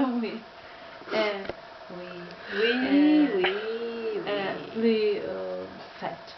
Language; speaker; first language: French; non-native, learner; Czech